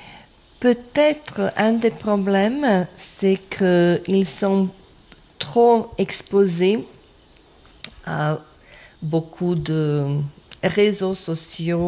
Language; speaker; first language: French; non-native, fluent; Croatian